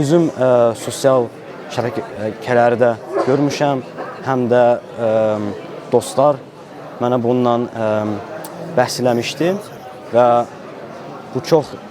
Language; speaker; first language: Azerbaijani; non-native, fluent; German